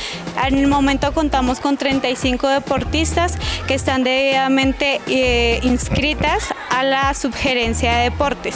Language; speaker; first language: Spanish; native; Spanish